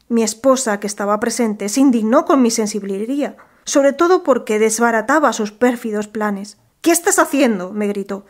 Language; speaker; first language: Spanish; native; Spanish